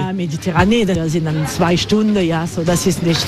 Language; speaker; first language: German; non-native, learner; French